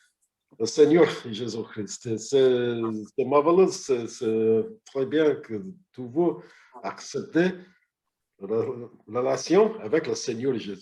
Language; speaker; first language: French; non-native, learner; English